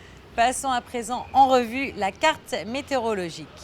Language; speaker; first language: French; native; French